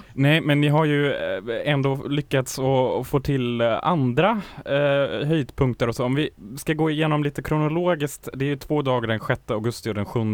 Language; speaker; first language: Swedish; non-native, fluent; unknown